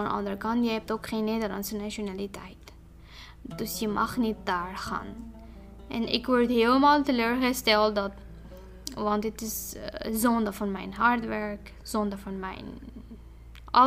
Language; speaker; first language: Dutch; non-native, fluent; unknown